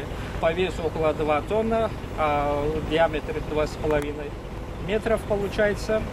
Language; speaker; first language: Russian; non-native, fluent; Turkish